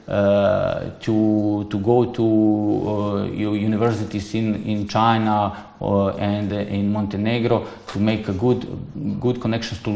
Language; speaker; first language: English; non-native, fluent; Serbian